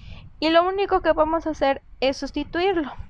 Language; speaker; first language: Spanish; native; Spanish